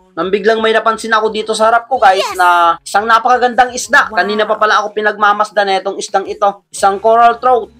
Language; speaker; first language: Filipino; non-native, local second language; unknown